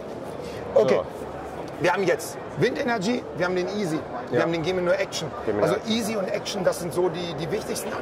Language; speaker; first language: German; native; German